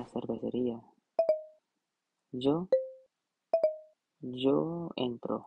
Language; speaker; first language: Spanish; non-native, learner; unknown